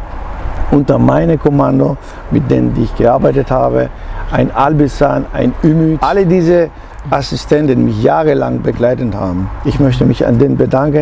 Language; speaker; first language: German; non-native, fluent; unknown